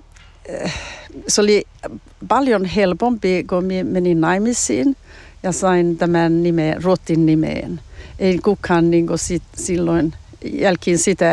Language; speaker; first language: Finnish; early bilingual, heritage; Finnish